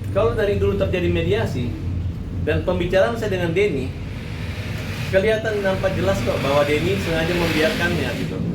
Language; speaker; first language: Indonesian; native; Indonesian